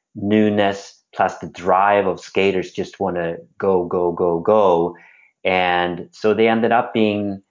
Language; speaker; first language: English; non-native, fluent; Swedish